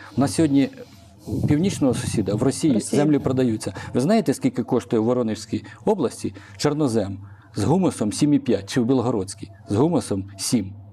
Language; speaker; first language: Ukrainian; non-native, local second language; Russian